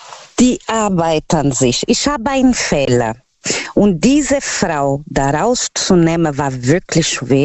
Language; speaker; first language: German; non-native, fluent; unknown